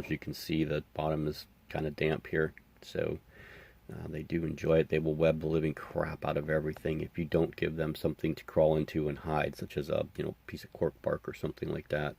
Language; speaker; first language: English; native; English